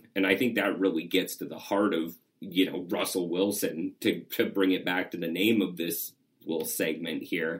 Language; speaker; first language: English; native; English